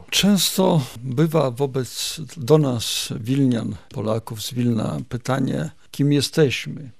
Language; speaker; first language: Polish; native; Polish